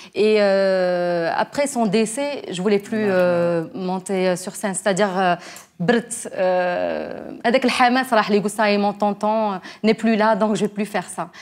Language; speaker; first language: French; non-native, local second language; Arabic